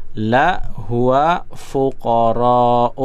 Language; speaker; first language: Arabic; non-native, fluent; Indonesian